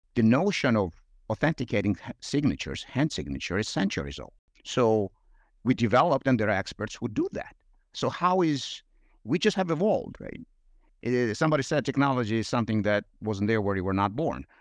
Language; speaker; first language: English; non-native, fluent; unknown